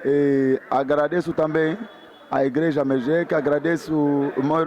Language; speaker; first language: Portuguese; non-native, fluent; Lingala